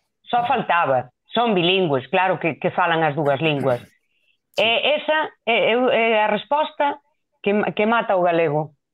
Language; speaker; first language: Galician; non-native, local second language; Spanish